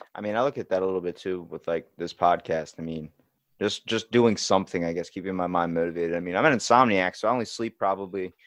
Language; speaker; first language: English; native; English